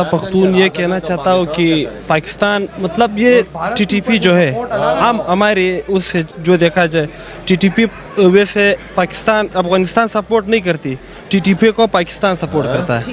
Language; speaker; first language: Hindi; non-native, local second language; Pashto